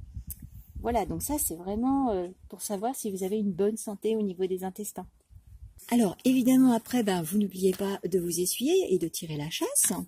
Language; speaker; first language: French; native; French